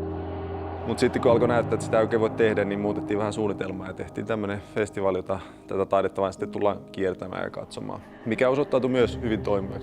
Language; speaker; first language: Finnish; native; Finnish